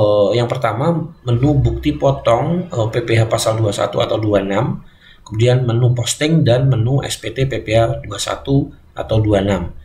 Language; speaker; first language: Indonesian; native; Indonesian